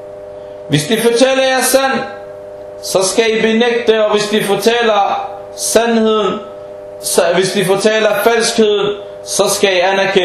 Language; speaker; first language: Danish; early bilingual, heritage; Danish